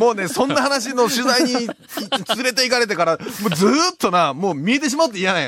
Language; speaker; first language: Japanese; native; Japanese